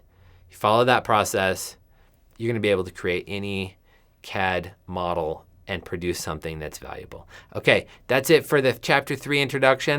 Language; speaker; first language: English; native; English